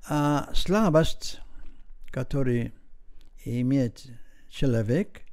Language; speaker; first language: Russian; non-native, learner; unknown